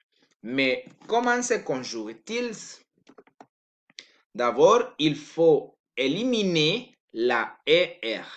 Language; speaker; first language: French; non-native, learner; Spanish